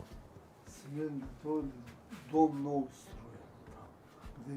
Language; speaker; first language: Russian; non-native, local second language; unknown